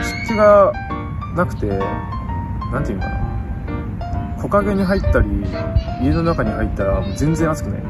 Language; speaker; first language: Japanese; native; Japanese